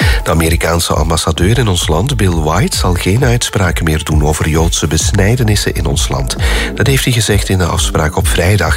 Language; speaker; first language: Dutch; native; Dutch